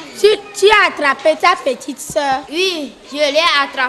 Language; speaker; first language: French; non-native, learner; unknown